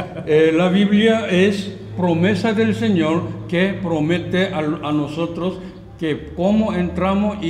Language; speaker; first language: Spanish; non-native, learner; Korean